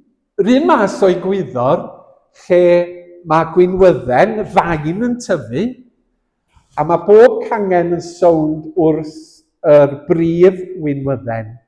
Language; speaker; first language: Welsh; native; Welsh